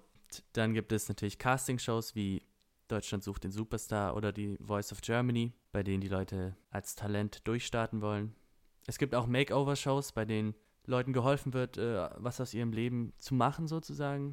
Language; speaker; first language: German; native; German